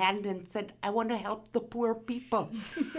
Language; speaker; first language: English; non-native, local second language; Gujarati